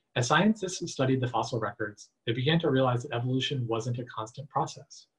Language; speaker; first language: English; native; English